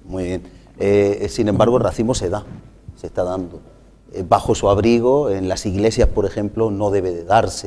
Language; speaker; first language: Spanish; native; Spanish